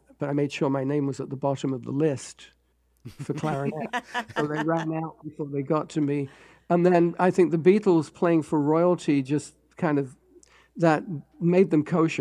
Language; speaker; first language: English; native; English